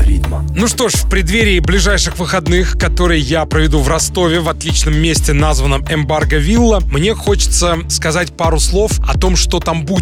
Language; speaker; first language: Russian; native; Russian